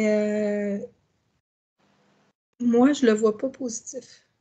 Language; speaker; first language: French; native; French